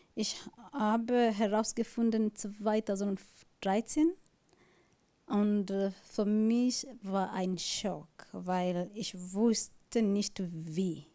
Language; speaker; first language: German; non-native, learner; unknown